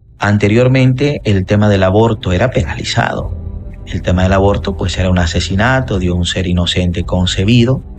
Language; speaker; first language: Spanish; native; Spanish